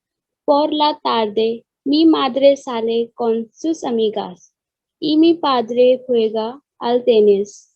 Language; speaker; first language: Spanish; non-native, learner; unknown